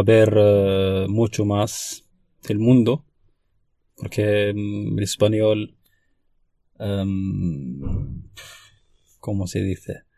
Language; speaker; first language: Spanish; non-native, fluent; Arabic